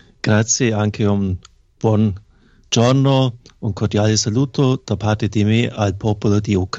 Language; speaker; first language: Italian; non-native, fluent; German